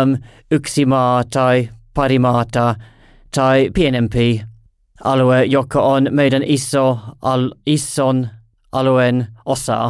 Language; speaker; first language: Finnish; non-native, learner; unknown